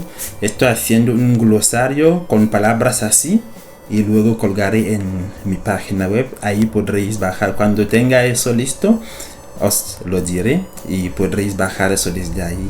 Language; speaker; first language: Spanish; non-native, fluent; French